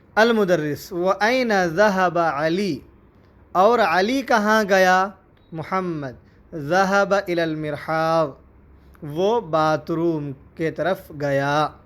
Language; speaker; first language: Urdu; native; Urdu